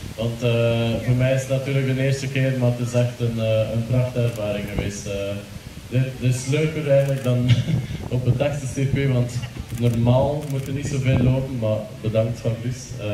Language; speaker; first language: Dutch; native; Dutch